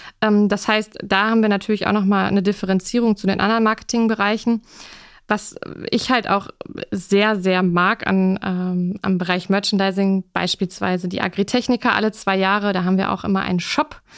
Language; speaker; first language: German; native; German